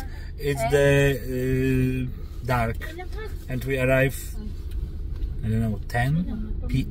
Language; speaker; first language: English; non-native, learner; Polish